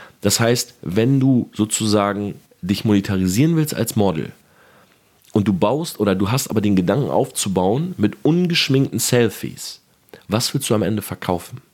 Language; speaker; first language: German; native; German